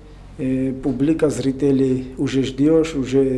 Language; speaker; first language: Russian; non-native, learner; Georgian